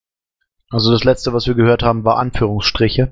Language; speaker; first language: German; native; German